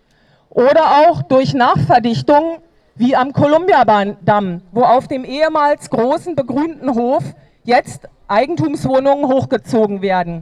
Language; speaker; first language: German; native; German